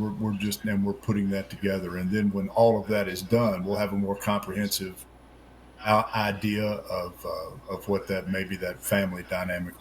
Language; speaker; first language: English; native; English